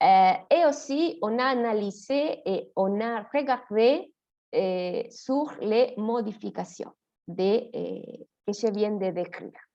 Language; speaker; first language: French; non-native, fluent; Spanish